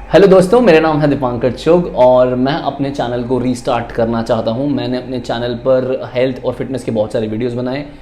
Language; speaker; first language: Hindi; native; Hindi